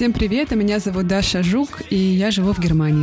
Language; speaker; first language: Russian; native; Russian